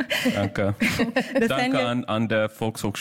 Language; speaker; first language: German; non-native, learner; English